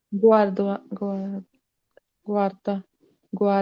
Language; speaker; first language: Italian; non-native, learner; Punjabi